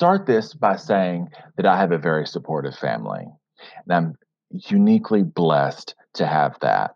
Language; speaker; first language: English; native; English